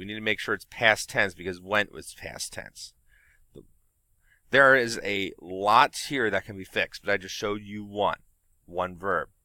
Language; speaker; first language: English; native; English